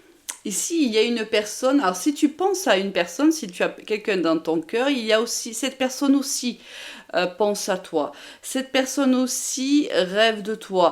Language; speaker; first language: French; native; French